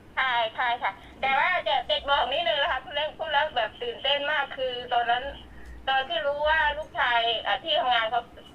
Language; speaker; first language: Thai; native; Thai